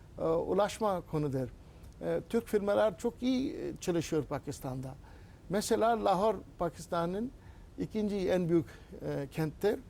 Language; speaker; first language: Turkish; non-native, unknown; Urdu